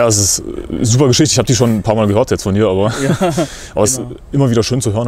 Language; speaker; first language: German; native; German